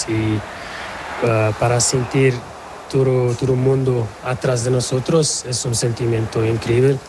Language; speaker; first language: Spanish; non-native, local second language; Portuguese